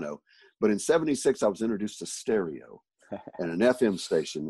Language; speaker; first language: English; native; English